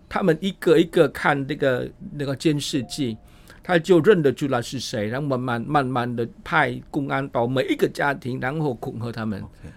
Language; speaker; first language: Chinese; non-native, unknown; Vietnamese